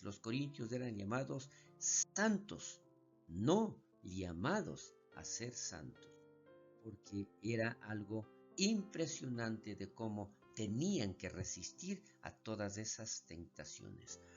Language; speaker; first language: Spanish; native; Spanish